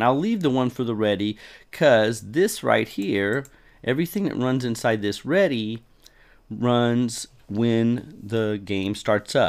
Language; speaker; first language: English; native; English